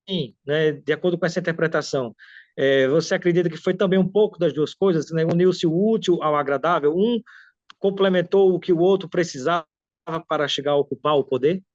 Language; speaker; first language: Portuguese; native; Portuguese